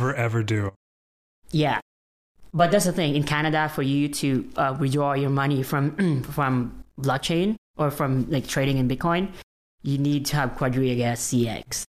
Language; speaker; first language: English; non-native, local second language; Filipino